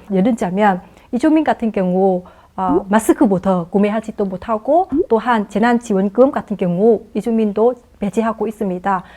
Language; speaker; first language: Korean; non-native, fluent; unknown